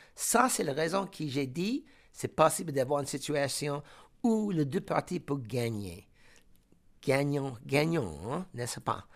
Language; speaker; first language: French; non-native, fluent; English